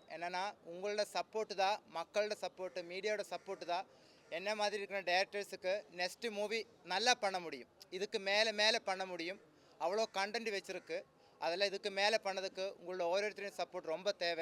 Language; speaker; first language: Tamil; non-native, learner; Malayalam